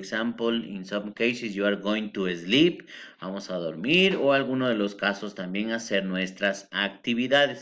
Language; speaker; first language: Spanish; native; Spanish